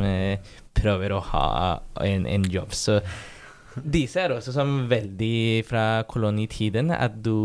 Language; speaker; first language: Norwegian; non-native, fluent; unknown